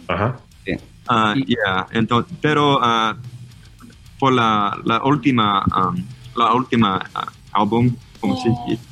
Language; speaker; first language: Spanish; non-native, learner; English